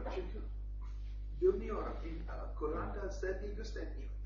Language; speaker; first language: Turkish; non-native, learner; German